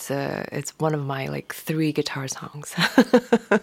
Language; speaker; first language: English; non-native, local second language; Cantonese